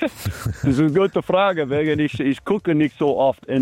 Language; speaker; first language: German; non-native, learner; English